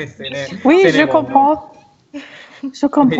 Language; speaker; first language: French; non-native, learner; English